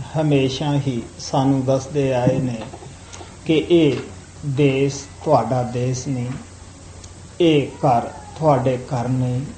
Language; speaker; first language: Punjabi; native; Punjabi